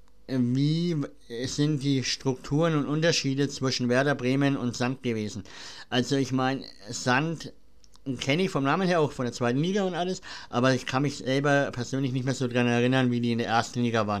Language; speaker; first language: German; native; German